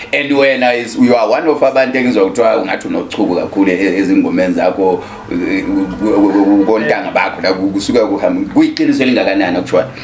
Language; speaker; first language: Zulu; native; Zulu